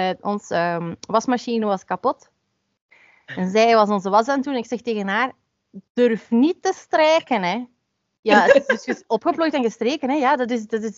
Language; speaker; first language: Dutch; native; Dutch